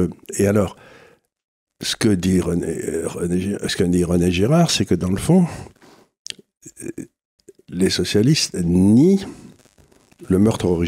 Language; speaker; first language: French; native; French